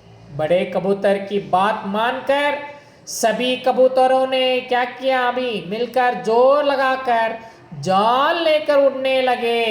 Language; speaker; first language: Hindi; non-native, local second language; Kannada